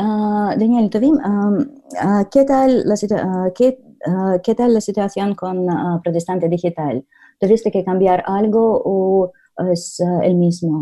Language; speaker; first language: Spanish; non-native, learner; Russian